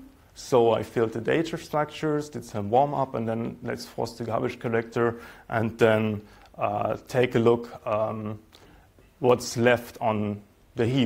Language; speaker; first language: English; non-native, fluent; German